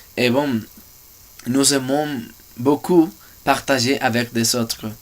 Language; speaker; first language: French; non-native, learner; Spanish